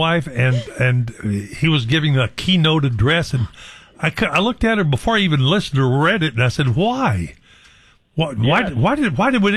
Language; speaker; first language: English; native; English